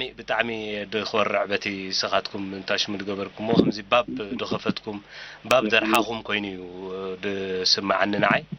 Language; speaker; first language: Tigrinya; non-native, local second language; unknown